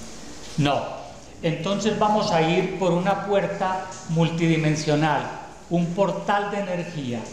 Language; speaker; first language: Spanish; native; Spanish